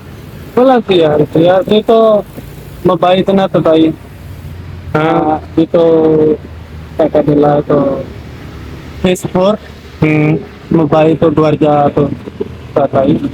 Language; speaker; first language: Filipino; non-native, learner; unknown